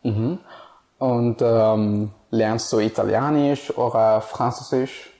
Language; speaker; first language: German; non-native, fluent; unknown